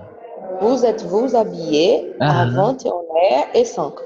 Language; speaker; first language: French; non-native, learner; Portuguese